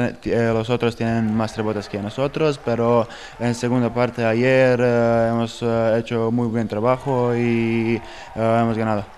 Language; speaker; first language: Spanish; non-native, fluent; Bosnian